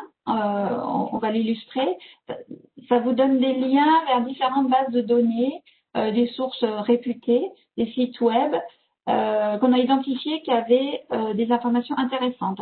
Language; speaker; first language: French; native; French